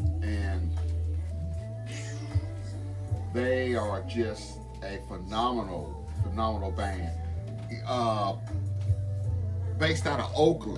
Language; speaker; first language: English; native; English